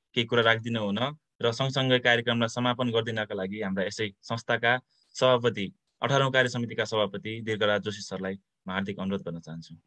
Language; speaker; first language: Nepali; native; Nepali